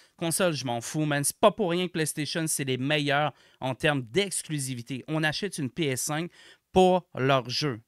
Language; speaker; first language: French; native; French